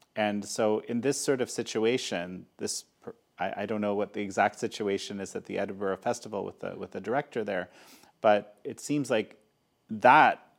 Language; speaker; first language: English; non-native, fluent; Polish